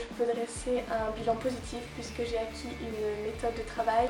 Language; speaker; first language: French; native; French